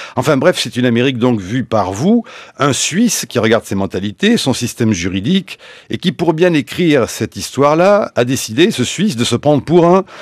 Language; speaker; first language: French; native; French